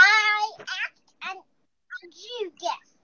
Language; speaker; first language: English; non-native, learner; Chinese